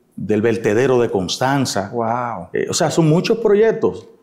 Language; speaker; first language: Spanish; native; Spanish